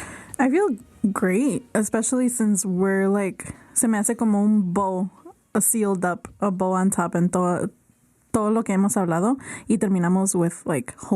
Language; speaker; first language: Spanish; early bilingual, heritage; Spanish